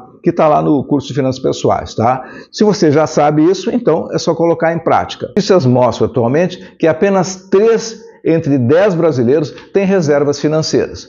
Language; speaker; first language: Portuguese; native; Portuguese